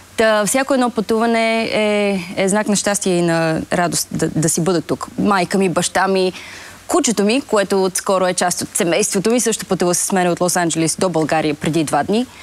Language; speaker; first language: Bulgarian; native; Bulgarian